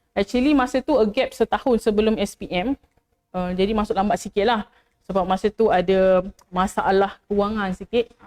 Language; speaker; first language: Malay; native; Malay